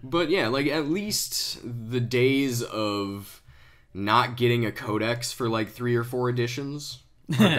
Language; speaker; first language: English; native; English